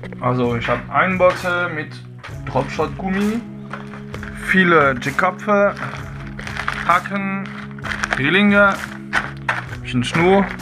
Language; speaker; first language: German; non-native, learner; French